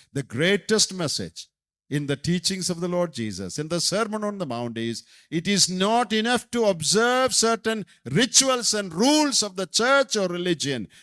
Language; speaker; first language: English; non-native, local second language; Malayalam